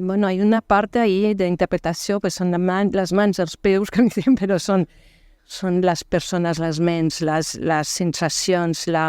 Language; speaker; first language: Catalan; non-native, fluent; French